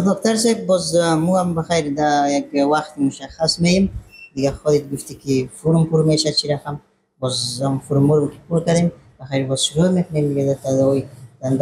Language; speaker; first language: Persian; non-native, local second language; Hazaragi